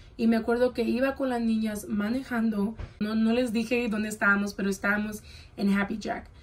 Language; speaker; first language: Spanish; early bilingual, heritage; Spanish